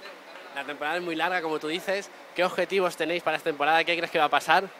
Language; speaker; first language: Spanish; native; Spanish